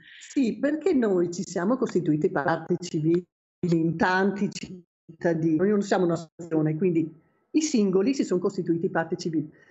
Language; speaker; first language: Italian; native; Italian